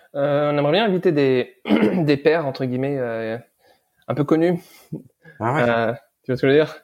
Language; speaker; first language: French; early bilingual, other home language; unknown